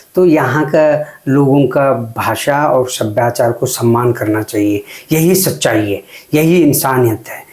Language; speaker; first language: Hindi; non-native, local second language; Kannada